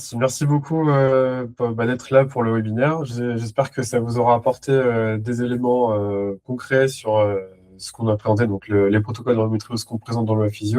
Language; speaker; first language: French; native; French